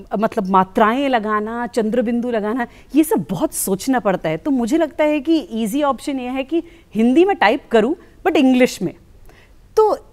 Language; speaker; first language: Hindi; native; Hindi